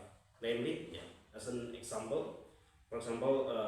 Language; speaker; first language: English; non-native, fluent; Indonesian